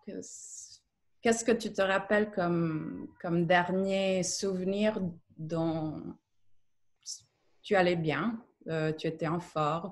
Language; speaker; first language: French; non-native, fluent; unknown